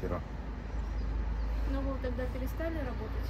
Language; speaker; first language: Russian; native; Russian